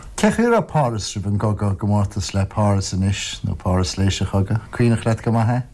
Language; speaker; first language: Irish; native; Irish